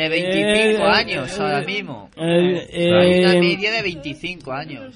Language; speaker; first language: Spanish; native; Spanish